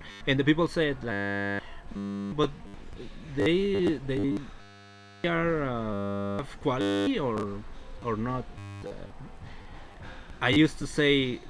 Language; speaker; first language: English; non-native, learner; Spanish